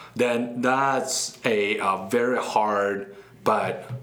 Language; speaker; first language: English; non-native, fluent; Chinese